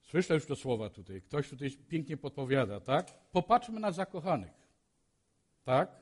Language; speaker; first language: Polish; native; Polish